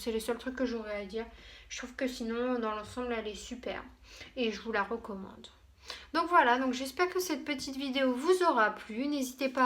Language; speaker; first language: French; native; French